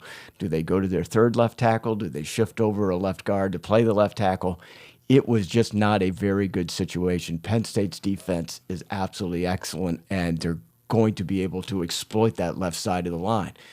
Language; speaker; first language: English; native; English